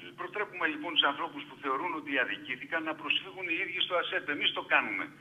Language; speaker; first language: Greek; native; Greek